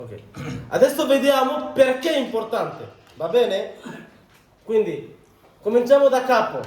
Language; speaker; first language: Italian; non-native, fluent; Bangla